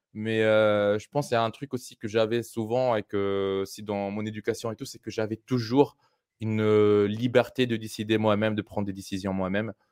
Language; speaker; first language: French; non-native, local second language; Arabic